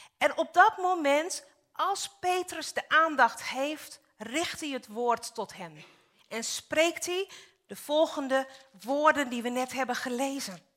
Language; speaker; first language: Dutch; native; Dutch